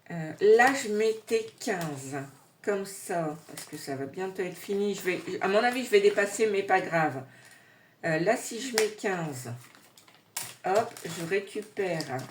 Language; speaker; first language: French; native; French